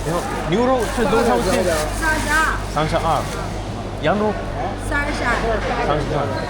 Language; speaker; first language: Chinese; non-native, learner; Sinhala